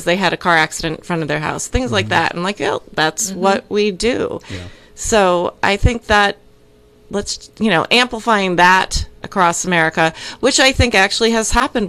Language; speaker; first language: English; native; English